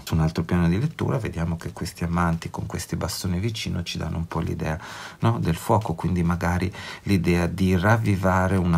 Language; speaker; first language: Italian; native; Italian